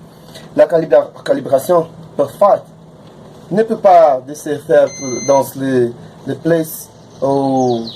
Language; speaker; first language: French; non-native, learner; Portuguese